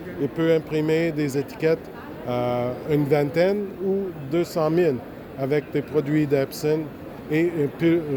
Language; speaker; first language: French; non-native, local second language; English